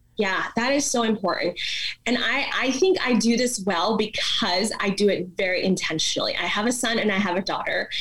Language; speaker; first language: English; non-native, local second language; Malayalam